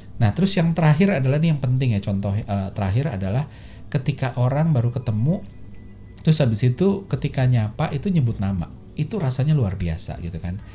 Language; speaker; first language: Indonesian; native; Indonesian